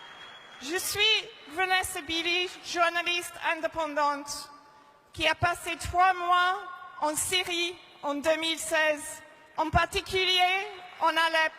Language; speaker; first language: French; non-native, fluent; English